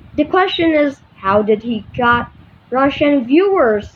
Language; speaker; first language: English; non-native, local second language; Filipino